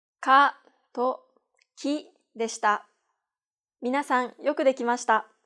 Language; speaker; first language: Japanese; native; Japanese